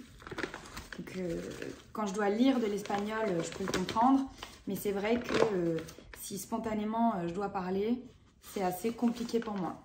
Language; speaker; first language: French; native; French